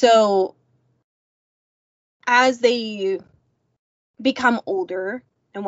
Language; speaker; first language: English; native; English